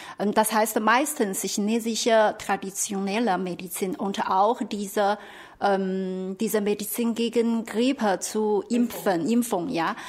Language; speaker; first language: German; non-native, fluent; Chinese